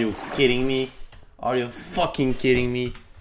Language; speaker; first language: English; non-native, fluent; Dutch